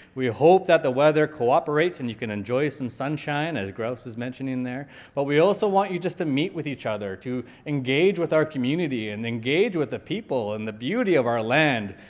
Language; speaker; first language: English; native; English